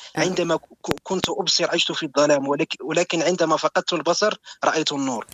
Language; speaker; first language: Arabic; non-native, local second language; Berber languages